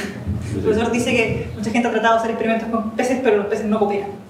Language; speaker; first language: Spanish; native; Spanish